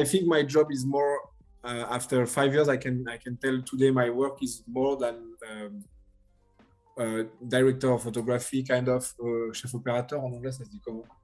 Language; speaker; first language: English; non-native, learner; French